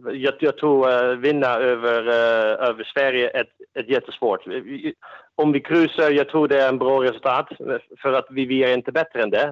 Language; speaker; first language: Swedish; non-native, fluent; Dutch